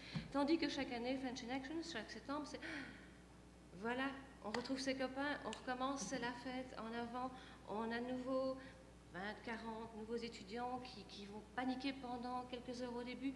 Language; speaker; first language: French; native; French